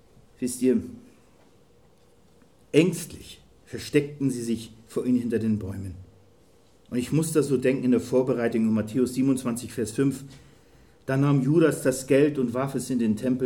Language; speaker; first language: German; native; German